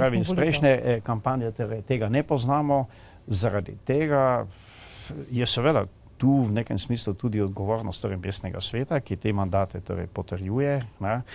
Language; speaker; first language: Slovenian; native; Slovenian